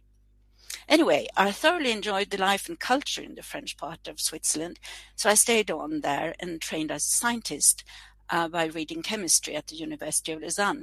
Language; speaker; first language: English; non-native, fluent; Swedish